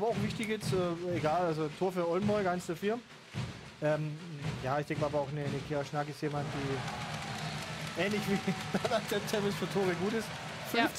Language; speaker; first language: German; native; German